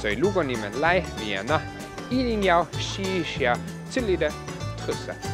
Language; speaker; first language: Chinese; non-native, fluent; German